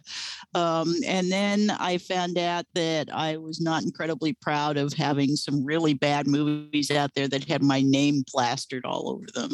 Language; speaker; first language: English; native; English